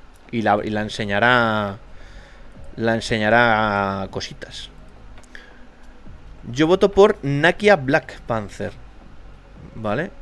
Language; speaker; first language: Spanish; native; Spanish